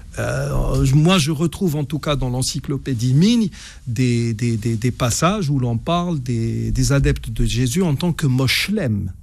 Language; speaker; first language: French; non-native, local second language; Arabic